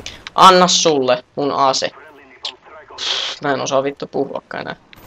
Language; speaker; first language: Finnish; native; Finnish